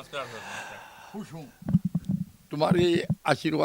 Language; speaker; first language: Hindi; non-native, local second language; Konkani